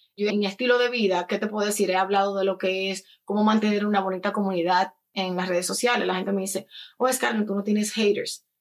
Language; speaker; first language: Spanish; native; Spanish